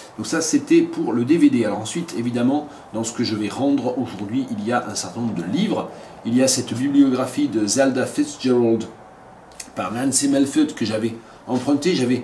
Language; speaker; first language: French; native; French